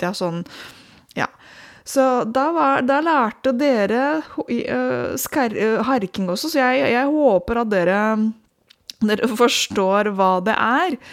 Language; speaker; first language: Norwegian; non-native, fluent; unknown